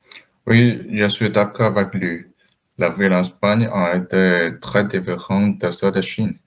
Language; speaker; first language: French; non-native, learner; Chinese